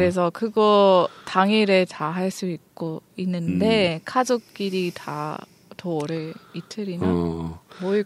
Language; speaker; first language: Korean; non-native, learner; English